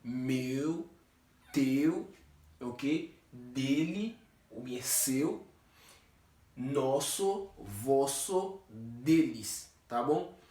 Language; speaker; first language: Portuguese; non-native, fluent; Haitian Creole